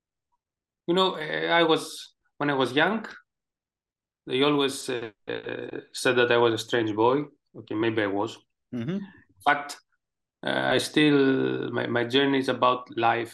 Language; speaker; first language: English; non-native, fluent; Greek